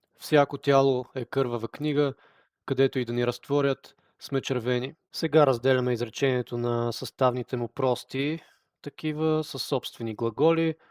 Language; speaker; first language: Bulgarian; native; Bulgarian